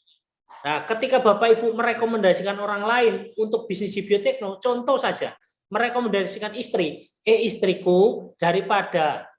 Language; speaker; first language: Indonesian; non-native, local second language; Javanese